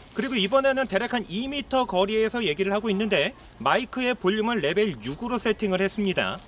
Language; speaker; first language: Korean; native; Korean